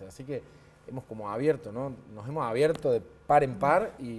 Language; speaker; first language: Spanish; native; Spanish